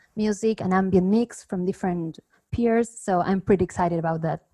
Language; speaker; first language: English; non-native, fluent; Spanish